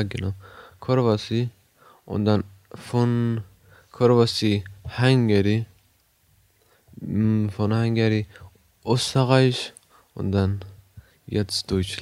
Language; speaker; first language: German; non-native, learner; Persian